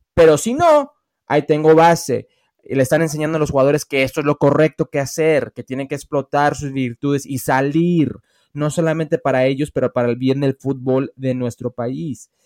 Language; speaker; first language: Spanish; early bilingual, heritage; Spanish